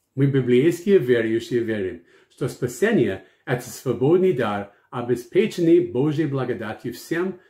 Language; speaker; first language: Russian; non-native, fluent; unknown